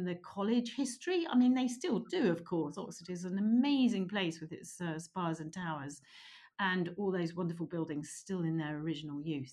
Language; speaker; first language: English; native; English